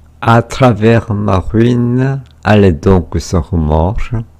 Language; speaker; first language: French; non-native, fluent; Korean